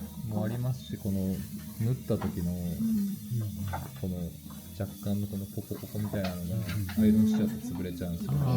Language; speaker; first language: Japanese; native; Japanese